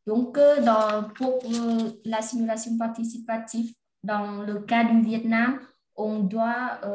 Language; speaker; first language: French; non-native, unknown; Vietnamese